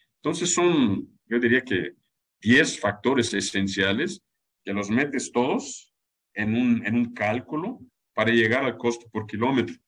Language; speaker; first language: Spanish; non-native, fluent; German